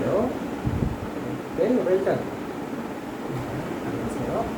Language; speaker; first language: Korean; non-native, fluent; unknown